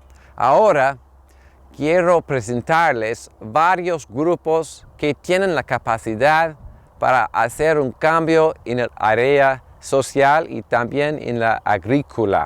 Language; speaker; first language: Spanish; non-native, fluent; English